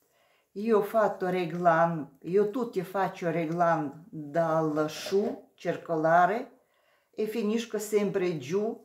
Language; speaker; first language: Italian; non-native, learner; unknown